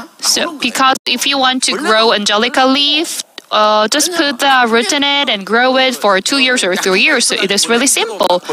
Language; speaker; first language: English; non-native, fluent; Korean